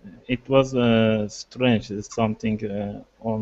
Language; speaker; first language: English; non-native, learner; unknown